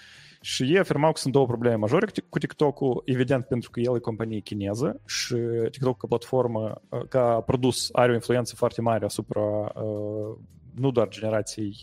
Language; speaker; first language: Romanian; native; Romanian